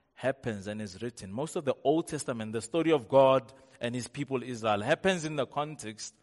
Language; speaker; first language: English; non-native, local second language; Tswana